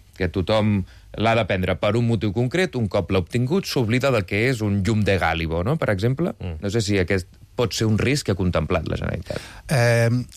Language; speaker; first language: Catalan; non-native, local second language; Spanish